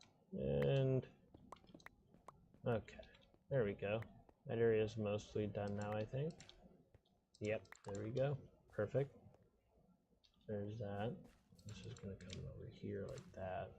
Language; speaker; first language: English; native; English